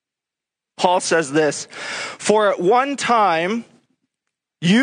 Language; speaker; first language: English; native; English